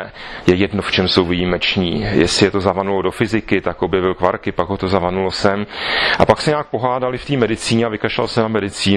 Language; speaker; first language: Czech; native; Czech